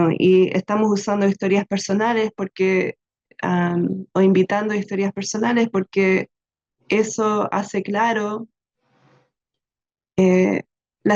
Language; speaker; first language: Spanish; non-native, fluent; English